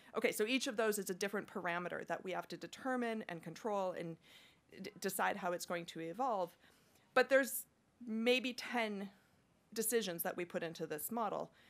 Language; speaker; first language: English; native; English